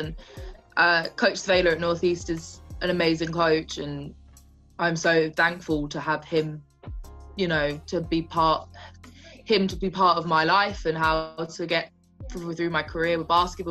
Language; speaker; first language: English; native; English